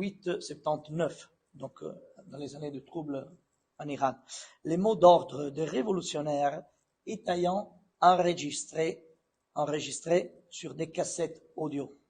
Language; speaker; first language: French; non-native, fluent; Italian